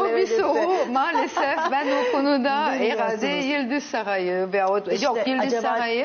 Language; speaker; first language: Turkish; early bilingual, heritage; Turkish